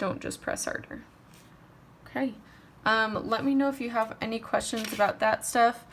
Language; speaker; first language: English; native; English